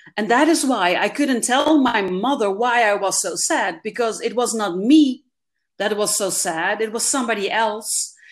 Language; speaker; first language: English; non-native, fluent; Dutch